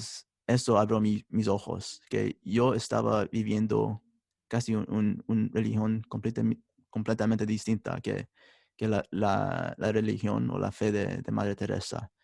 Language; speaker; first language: Spanish; early bilingual, heritage; Spanish